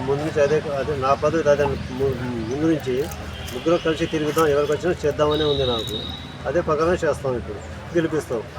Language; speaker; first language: Telugu; non-native, local second language; Lambadi